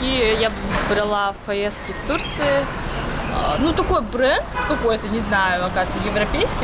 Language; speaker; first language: Russian; native; Russian